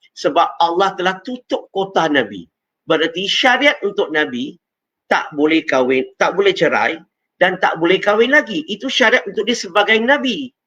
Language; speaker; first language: Malay; non-native, local second language; Chinese